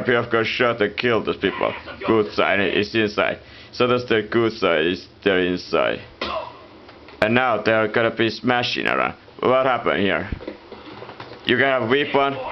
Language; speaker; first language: English; non-native, fluent; Italian